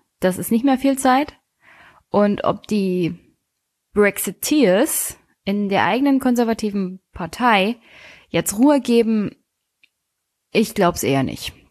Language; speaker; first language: German; native; German